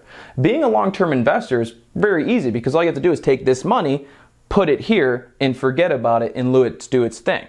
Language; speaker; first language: English; native; English